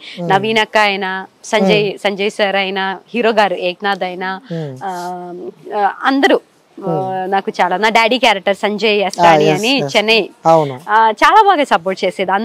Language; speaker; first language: Telugu; non-native, fluent; Malayalam